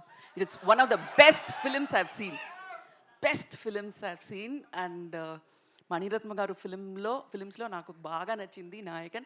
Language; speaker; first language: Telugu; non-native, local second language; Tamil